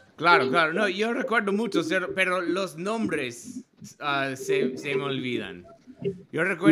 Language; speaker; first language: Spanish; non-native, learner; English